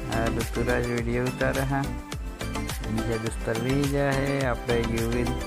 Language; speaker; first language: Gujarati; non-native, local second language; Bhili